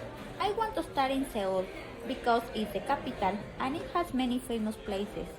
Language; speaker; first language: English; non-native, learner; Spanish